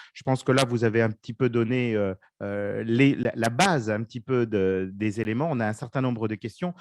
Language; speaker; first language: French; native; French